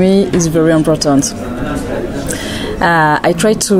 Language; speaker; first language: English; non-native, learner; French